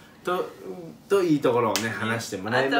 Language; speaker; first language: Japanese; native; Japanese